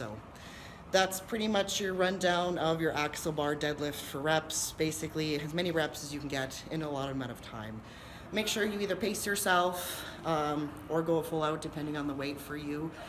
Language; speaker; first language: English; native; English